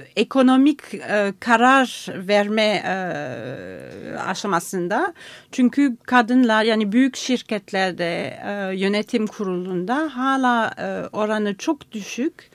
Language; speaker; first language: Turkish; non-native, fluent; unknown